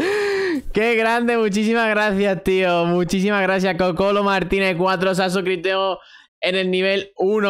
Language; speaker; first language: Spanish; native; Spanish